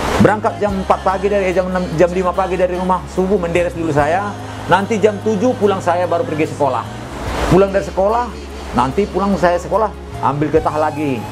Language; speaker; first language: Indonesian; non-native, local second language; Batak Toba